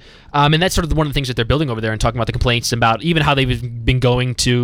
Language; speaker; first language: English; native; English